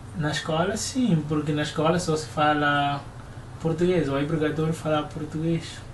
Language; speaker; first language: Portuguese; non-native, local second language; Upper Guinea Crioulo